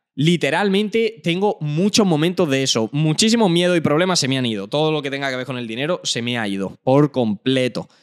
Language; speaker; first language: Spanish; native; Spanish